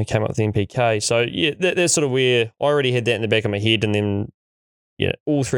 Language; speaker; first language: English; native; English